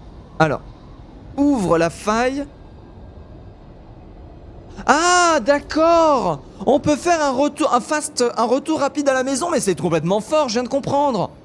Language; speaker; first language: French; native; French